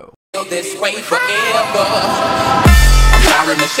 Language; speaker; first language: English; native; English